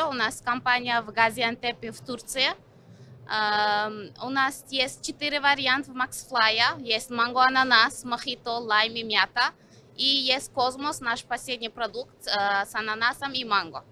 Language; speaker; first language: Russian; non-native, learner; Turkish